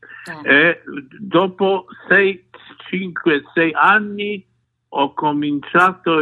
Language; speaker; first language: Italian; non-native, fluent; Polish